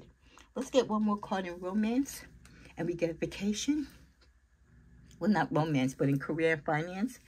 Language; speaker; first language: English; native; English